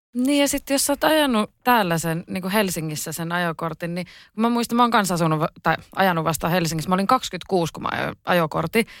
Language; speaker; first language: Finnish; native; Finnish